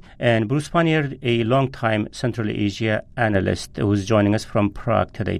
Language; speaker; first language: English; non-native, fluent; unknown